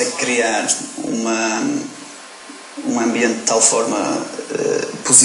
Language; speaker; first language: Portuguese; native; Portuguese